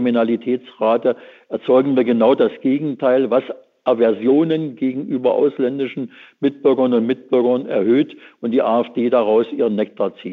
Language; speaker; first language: German; native; German